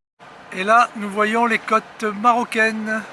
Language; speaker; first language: French; native; French